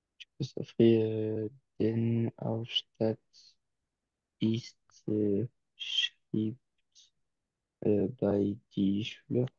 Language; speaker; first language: German; non-native, learner; French